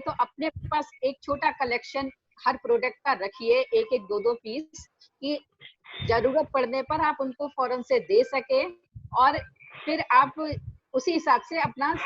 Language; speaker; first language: Hindi; native; Hindi